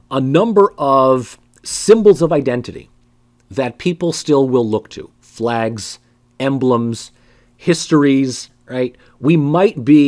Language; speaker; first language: English; native; English